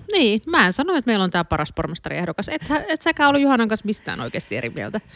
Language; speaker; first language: Finnish; native; Finnish